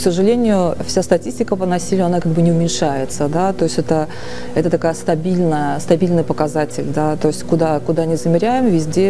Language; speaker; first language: Russian; native; Russian